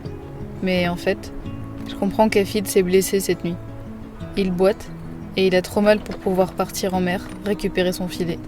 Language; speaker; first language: French; native; French